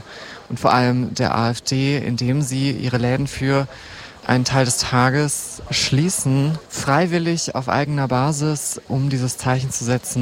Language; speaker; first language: German; native; German